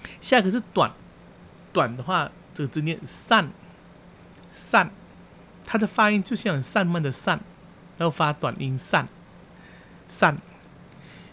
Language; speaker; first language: Chinese; early bilingual, heritage; Chinese